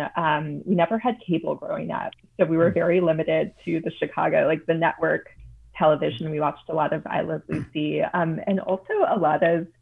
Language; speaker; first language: English; native; English